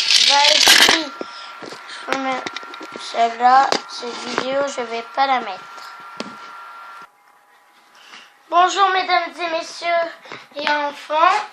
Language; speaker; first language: French; native; French